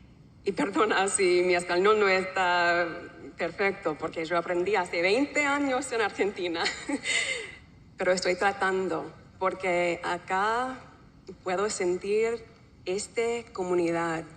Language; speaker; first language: Spanish; non-native, learner; English